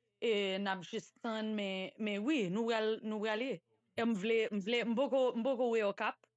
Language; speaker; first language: Haitian Creole; early bilingual, heritage; Haitian Creole